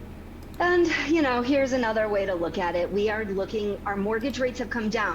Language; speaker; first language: English; native; English